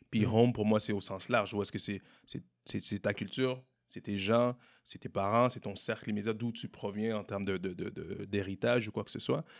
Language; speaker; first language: French; native; French